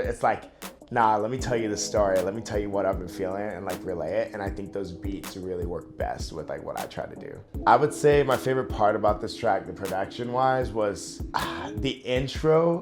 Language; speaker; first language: English; native; English